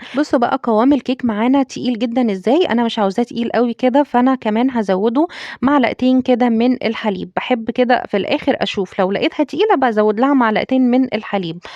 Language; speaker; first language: Arabic; native; Arabic